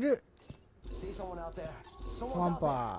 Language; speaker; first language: Japanese; non-native, learner; English